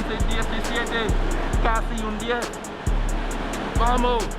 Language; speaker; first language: Spanish; non-native, learner; English